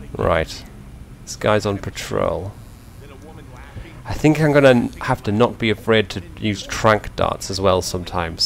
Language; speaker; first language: English; native; English